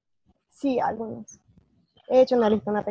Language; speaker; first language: Spanish; non-native, learner; English